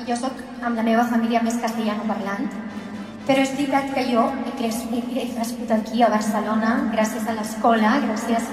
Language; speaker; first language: Catalan; non-native, local second language; Spanish